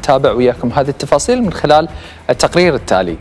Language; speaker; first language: Arabic; native; Arabic